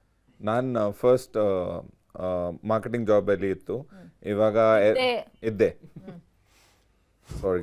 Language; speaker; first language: Kannada; non-native, learner; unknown